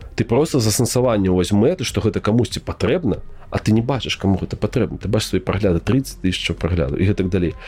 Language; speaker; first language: Belarusian; native; Belarusian